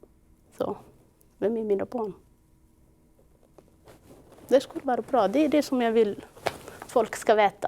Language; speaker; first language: Swedish; non-native, fluent; Somali